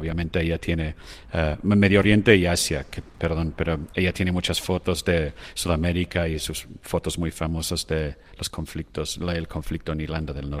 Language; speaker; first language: Spanish; non-native, fluent; English